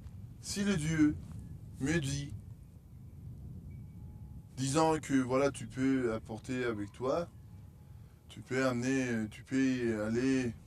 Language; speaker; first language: French; non-native, fluent; Uzbek